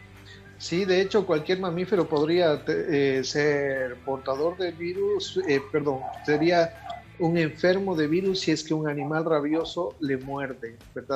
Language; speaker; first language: Spanish; native; Spanish